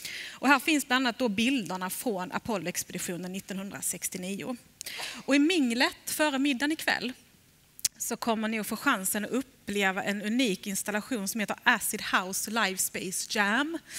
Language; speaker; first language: Swedish; native; Swedish